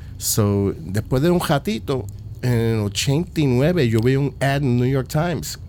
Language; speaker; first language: Spanish; early bilingual, heritage; Spanish